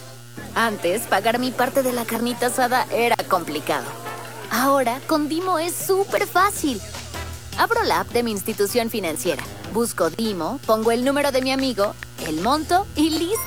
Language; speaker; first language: Spanish; native; Spanish